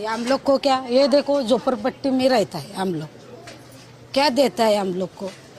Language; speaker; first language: Hindi; non-native, local second language; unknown